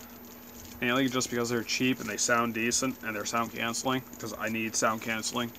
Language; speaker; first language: English; native; English